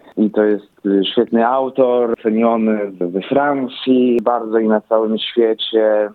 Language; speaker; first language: Polish; early bilingual, heritage; Polish